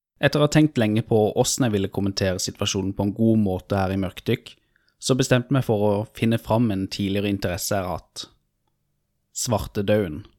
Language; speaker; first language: Norwegian; native; Norwegian